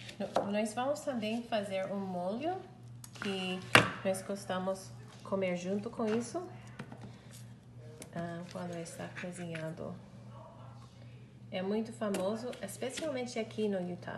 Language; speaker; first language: Portuguese; non-native, learner; English